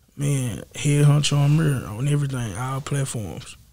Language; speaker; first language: English; native; English